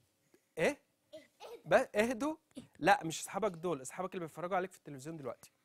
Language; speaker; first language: Arabic; native; Arabic